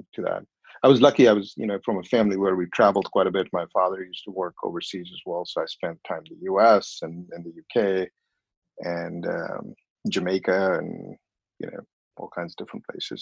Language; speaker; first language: English; non-native, local second language; Hindi